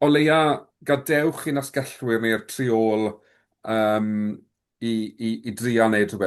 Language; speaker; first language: Welsh; native; Welsh